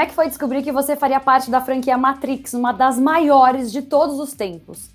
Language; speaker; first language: Portuguese; native; Portuguese